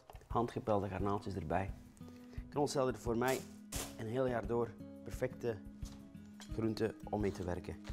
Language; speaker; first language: Dutch; native; Dutch